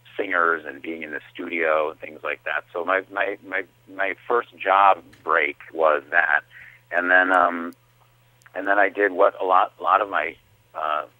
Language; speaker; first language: English; native; English